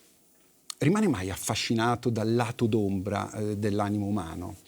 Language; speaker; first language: Italian; native; Italian